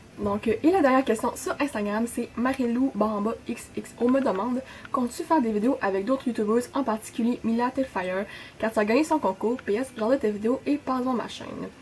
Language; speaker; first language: French; native; French